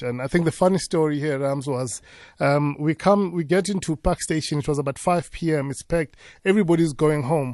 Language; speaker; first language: English; non-native, local second language; Zulu